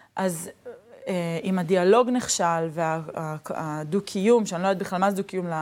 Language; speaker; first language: Hebrew; native; Hebrew